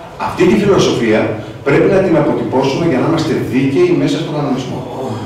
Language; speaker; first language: Greek; native; Greek